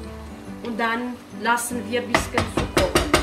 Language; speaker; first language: German; non-native, learner; Kurdish